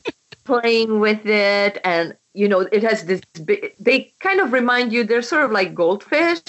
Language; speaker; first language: English; non-native, fluent; Czech